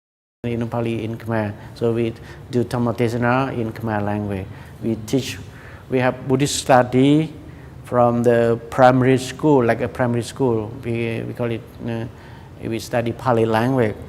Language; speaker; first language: English; non-native, learner; Khmer